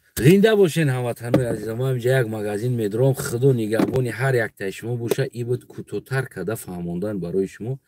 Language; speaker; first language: Tajik; non-native, local second language; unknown